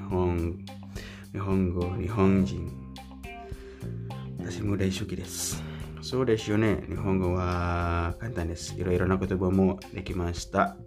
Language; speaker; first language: Japanese; non-native, learner; Indonesian